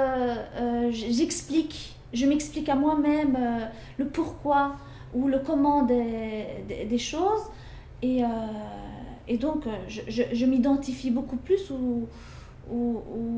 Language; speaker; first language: French; early bilingual, other home language; Turkish